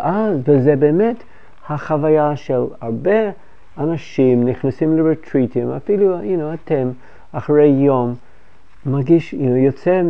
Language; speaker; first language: Hebrew; non-native, fluent; English